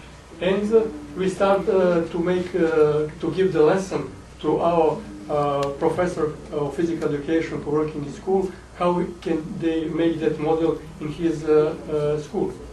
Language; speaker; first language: English; non-native, fluent; Serbian